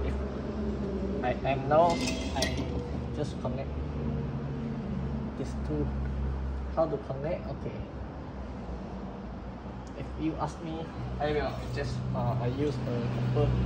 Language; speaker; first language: English; non-native, local second language; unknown